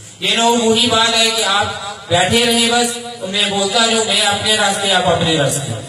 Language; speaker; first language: Urdu; non-native, fluent; Arabic